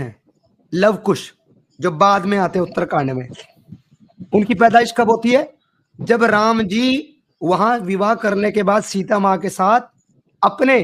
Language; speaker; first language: Hindi; native; Hindi